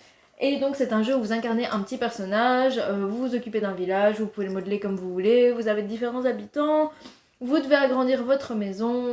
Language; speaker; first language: French; native; French